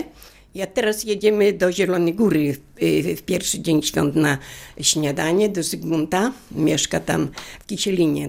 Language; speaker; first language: Polish; native; Polish